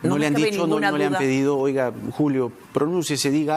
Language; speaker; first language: Spanish; native; Spanish